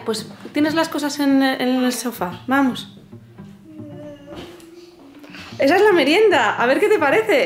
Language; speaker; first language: Spanish; native; Spanish